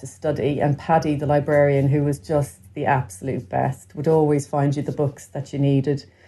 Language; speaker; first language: English; native; English